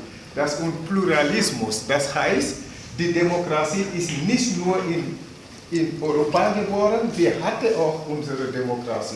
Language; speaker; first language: German; non-native, fluent; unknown